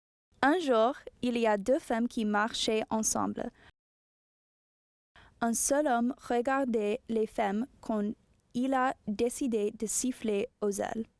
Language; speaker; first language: French; non-native, learner; English